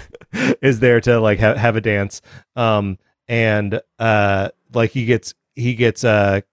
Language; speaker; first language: English; native; English